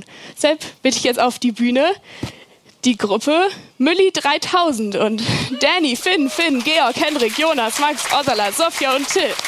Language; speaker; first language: German; native; German